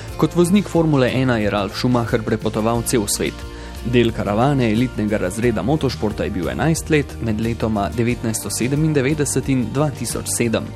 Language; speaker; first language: Slovenian; native; Slovenian